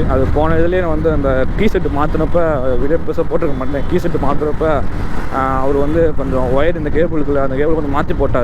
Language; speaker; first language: Tamil; native; Tamil